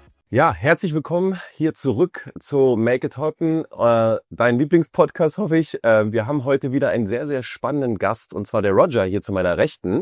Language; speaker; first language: German; native; German